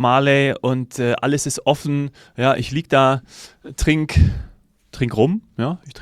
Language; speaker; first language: German; native; German